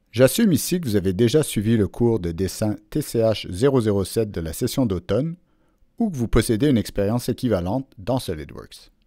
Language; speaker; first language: French; native; French